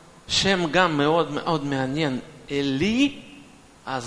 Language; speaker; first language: Hebrew; non-native, fluent; Russian